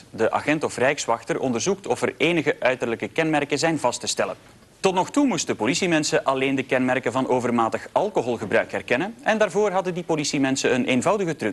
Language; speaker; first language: Dutch; native; Dutch